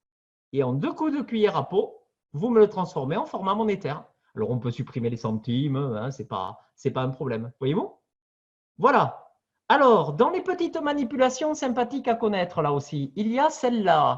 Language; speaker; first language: French; native; French